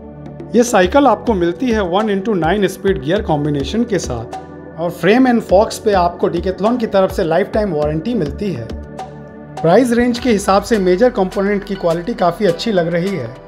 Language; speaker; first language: Hindi; native; Hindi